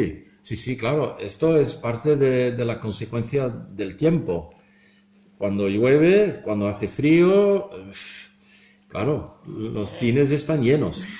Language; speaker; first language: Spanish; non-native, fluent; Dutch